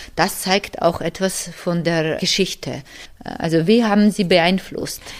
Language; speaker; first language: German; non-native, fluent; Georgian